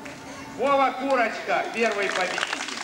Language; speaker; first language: Russian; native; Russian